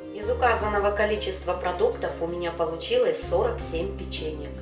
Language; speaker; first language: Russian; native; Russian